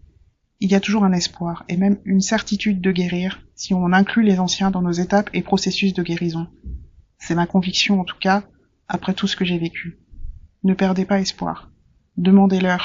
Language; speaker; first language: French; native; French